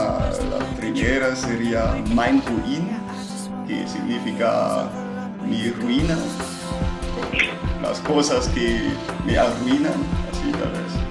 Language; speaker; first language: Spanish; non-native, fluent; German